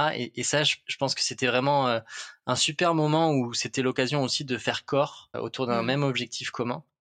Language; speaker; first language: French; native; French